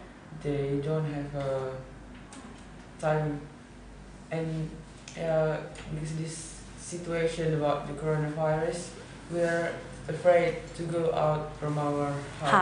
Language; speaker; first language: English; non-native, learner; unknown